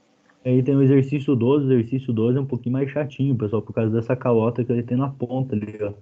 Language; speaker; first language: Portuguese; native; Portuguese